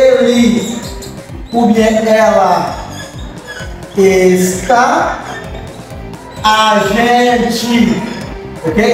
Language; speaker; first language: Portuguese; non-native, fluent; Haitian Creole